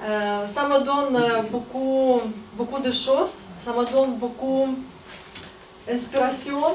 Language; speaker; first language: French; non-native, learner; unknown